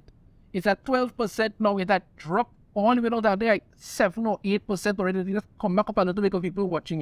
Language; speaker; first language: English; native; English